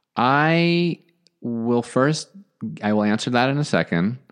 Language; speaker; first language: English; native; English